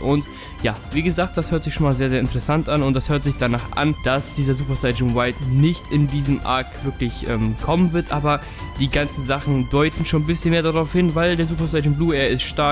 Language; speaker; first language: German; native; German